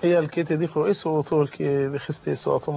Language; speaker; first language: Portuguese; non-native, fluent; Arabic